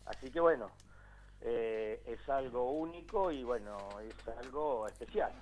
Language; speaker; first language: Spanish; native; Spanish